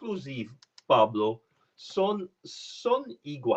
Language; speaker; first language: Spanish; non-native, learner; French